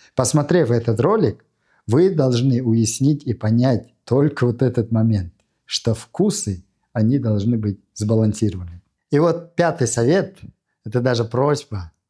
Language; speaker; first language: Russian; non-native, fluent; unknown